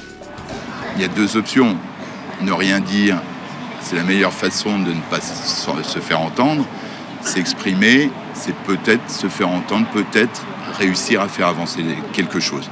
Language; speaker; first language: French; native; French